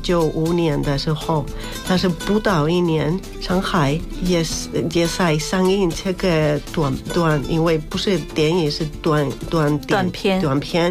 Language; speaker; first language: Chinese; non-native, fluent; Spanish